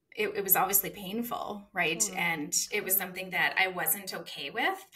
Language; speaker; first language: English; native; English